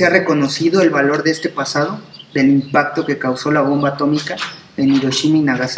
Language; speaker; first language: Spanish; native; Spanish